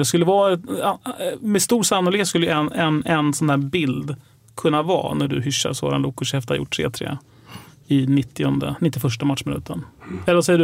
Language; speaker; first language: Swedish; native; Swedish